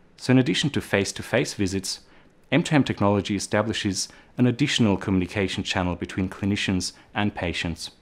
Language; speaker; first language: English; non-native, fluent; German